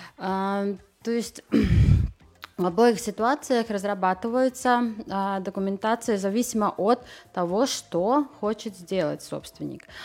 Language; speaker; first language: Russian; non-native, local second language; Latvian